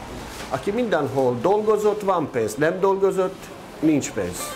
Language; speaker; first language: Hungarian; non-native, learner; Turkish